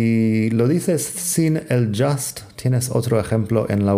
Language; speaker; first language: Spanish; non-native, fluent; English